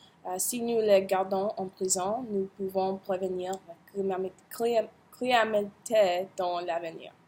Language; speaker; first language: French; non-native, learner; English